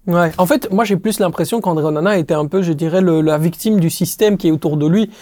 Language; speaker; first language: French; native; French